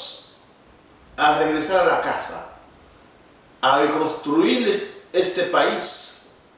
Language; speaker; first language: Spanish; non-native, learner; Haitian Creole